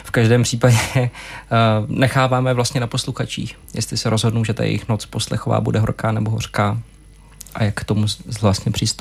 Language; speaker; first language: Czech; native; Czech